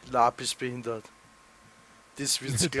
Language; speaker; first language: German; native; German